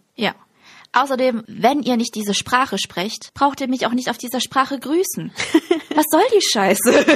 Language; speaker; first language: German; native; German